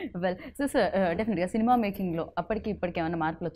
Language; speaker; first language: Telugu; native; Telugu